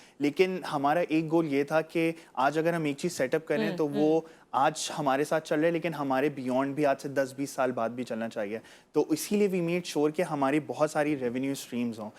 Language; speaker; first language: Urdu; native; Urdu